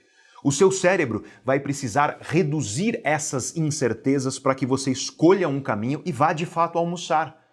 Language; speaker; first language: Portuguese; native; Portuguese